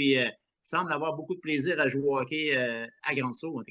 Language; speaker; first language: French; native; French